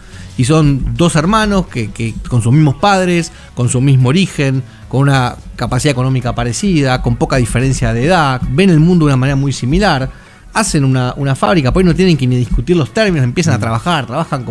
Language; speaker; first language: Spanish; native; Spanish